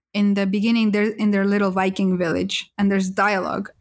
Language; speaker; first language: English; early bilingual, other home language; Spanish